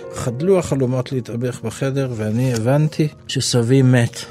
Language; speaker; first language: Hebrew; native; Hebrew